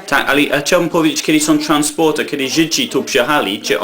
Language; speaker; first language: Polish; non-native, learner; English